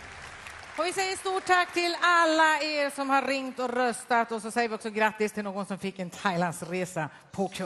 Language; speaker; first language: Swedish; native; Swedish